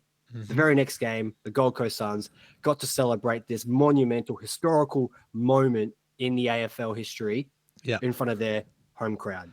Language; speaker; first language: English; native; English